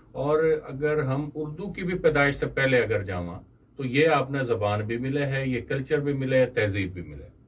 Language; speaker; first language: Urdu; non-native, local second language; Haryanvi